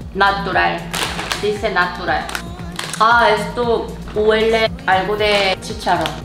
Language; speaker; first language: Spanish; non-native, learner; Korean